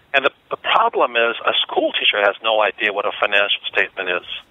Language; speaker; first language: English; native; English